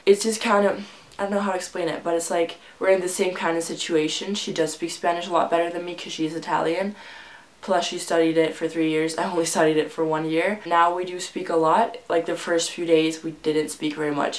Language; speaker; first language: English; non-native, fluent; Finnish